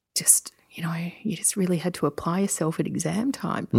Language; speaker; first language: English; native; English